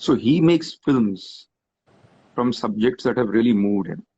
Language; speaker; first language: English; non-native, local second language; Hindi